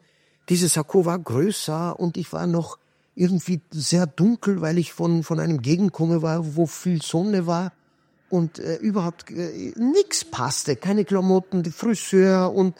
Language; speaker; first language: German; non-native, fluent; Kurdish